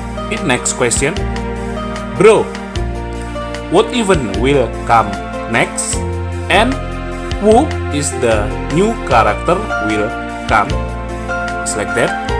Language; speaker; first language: English; non-native, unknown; Indonesian